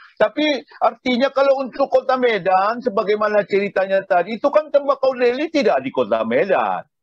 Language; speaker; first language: Indonesian; native; Indonesian